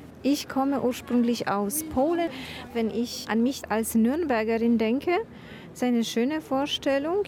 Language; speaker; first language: German; non-native, fluent; Polish